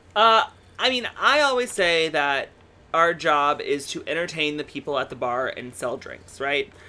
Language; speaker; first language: English; native; English